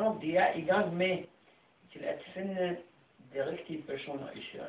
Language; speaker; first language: Danish; non-native, fluent; Arabic